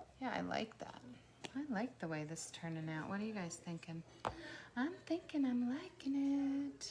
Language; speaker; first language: English; native; English